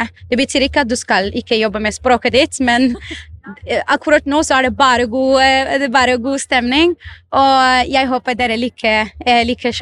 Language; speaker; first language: Norwegian; non-native, fluent; Arabic